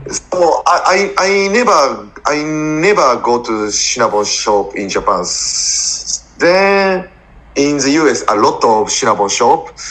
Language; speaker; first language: English; non-native, learner; Japanese